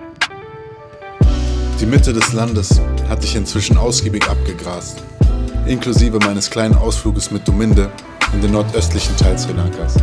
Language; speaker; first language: German; native; German